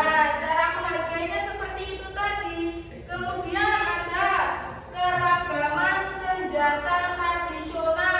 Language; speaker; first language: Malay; non-native, local second language; Javanese